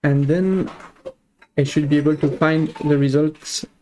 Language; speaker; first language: English; non-native, fluent; French